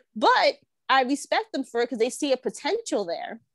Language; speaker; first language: English; native; English